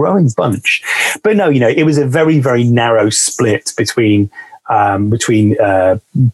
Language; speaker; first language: English; native; English